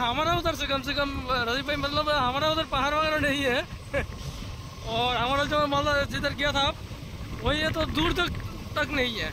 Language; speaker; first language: Hindi; non-native, local second language; Bangla